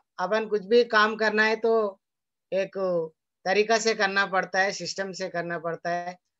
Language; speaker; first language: Hindi; non-native, local second language; Telugu